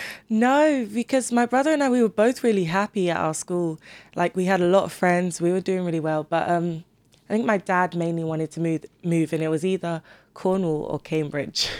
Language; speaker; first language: English; native; English